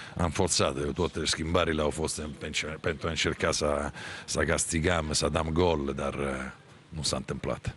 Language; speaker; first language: Romanian; non-native, fluent; Italian